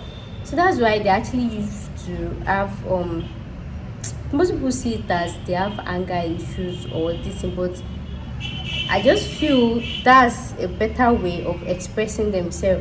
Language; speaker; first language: English; non-native, local second language; Yoruba